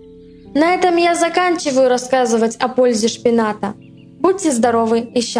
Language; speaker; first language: Russian; native; Russian